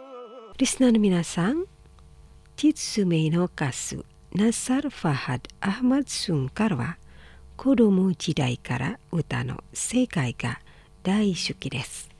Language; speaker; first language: Japanese; non-native, fluent; Indonesian